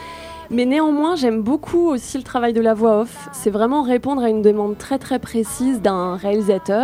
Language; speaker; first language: French; native; French